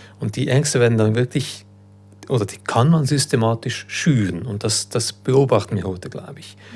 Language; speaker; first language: German; early bilingual, other home language; Croatian